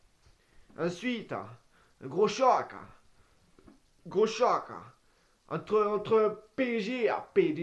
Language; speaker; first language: French; native; French